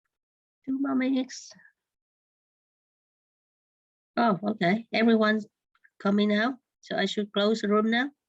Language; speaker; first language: English; non-native, fluent; Vietnamese